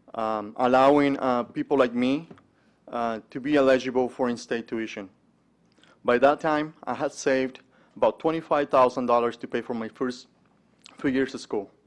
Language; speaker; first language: English; early bilingual, other home language; Spanish